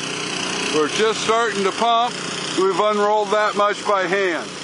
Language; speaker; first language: English; native; English